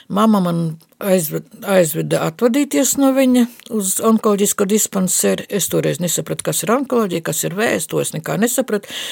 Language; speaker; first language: Latvian; non-native, local second language; Russian